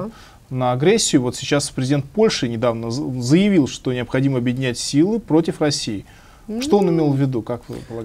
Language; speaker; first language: Russian; native; Russian